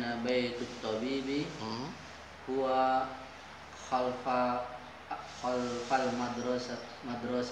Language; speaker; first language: Arabic; non-native, learner; Indonesian